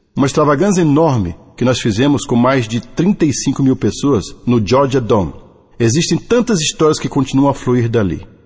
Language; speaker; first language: Portuguese; native; Portuguese